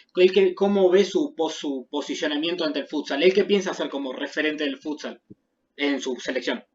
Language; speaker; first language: Spanish; native; Spanish